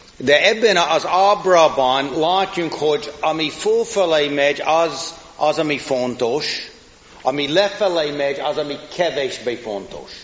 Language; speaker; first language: Hungarian; non-native, fluent; English